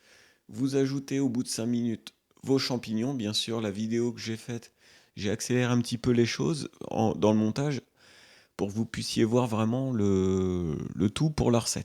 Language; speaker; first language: French; native; French